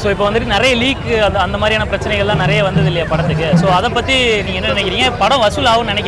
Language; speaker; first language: Tamil; native; Tamil